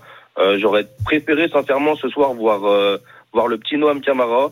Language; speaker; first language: French; native; French